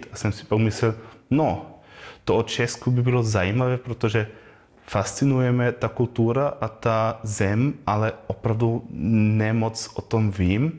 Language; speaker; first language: Czech; non-native, fluent; Croatian